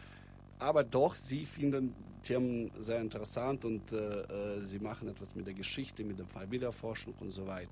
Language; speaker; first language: German; non-native, fluent; Russian